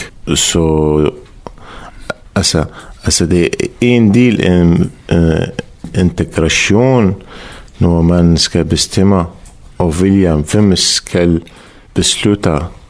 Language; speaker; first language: Danish; non-native, learner; Arabic